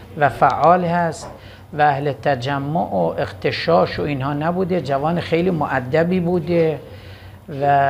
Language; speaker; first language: Persian; non-native, local second language; Arabic